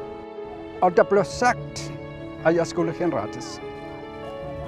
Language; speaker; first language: Danish; non-native, fluent; Spanish